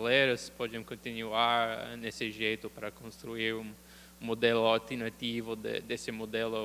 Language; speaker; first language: Portuguese; non-native, fluent; English